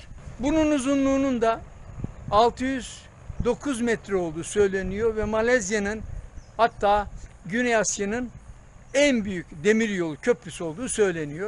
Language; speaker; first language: Turkish; native; Turkish